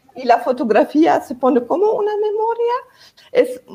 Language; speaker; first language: Spanish; non-native, fluent; German